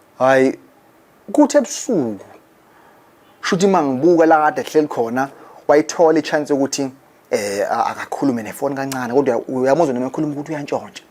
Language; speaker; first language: Zulu; native; Zulu